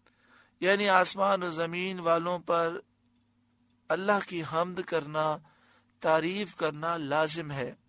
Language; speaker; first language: Urdu; native; Urdu